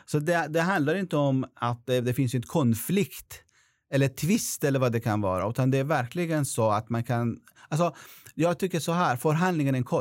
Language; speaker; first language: Swedish; non-native, fluent; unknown